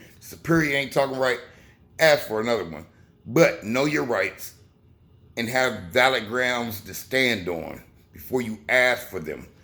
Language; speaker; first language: English; native; English